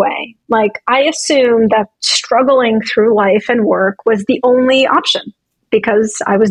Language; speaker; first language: English; non-native, fluent; Russian